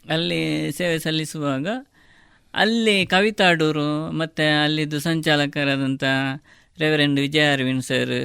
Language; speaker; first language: Kannada; non-native, local second language; Tulu